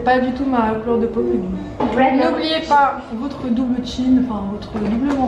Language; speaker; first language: French; native; French